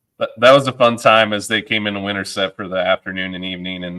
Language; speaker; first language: English; native; English